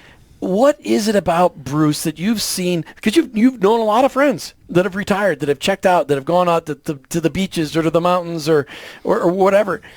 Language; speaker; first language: English; native; English